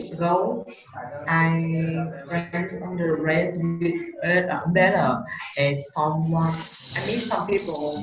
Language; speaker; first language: English; non-native, learner; Vietnamese